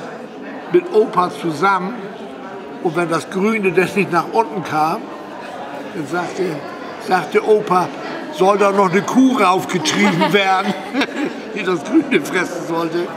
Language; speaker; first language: German; native; German